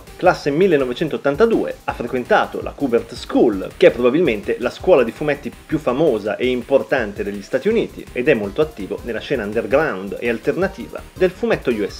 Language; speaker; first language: Italian; native; Italian